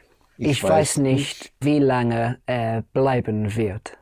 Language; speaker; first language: German; non-native, learner; English